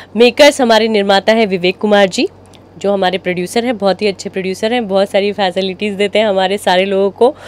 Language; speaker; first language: Hindi; native; Hindi